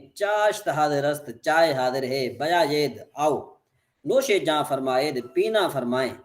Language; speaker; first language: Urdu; non-native, local second language; Sindhi